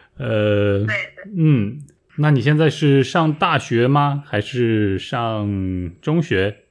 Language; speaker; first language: Chinese; native; Chinese